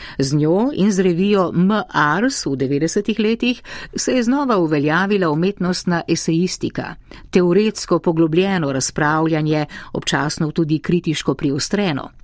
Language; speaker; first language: Slovenian; native; Slovenian